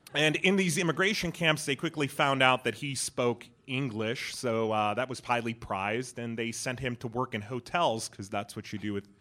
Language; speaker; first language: English; early bilingual, other home language; Persian